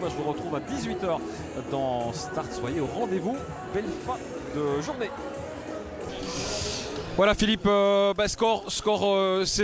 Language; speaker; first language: French; native; French